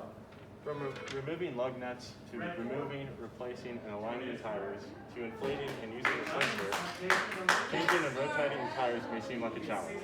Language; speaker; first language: English; native; English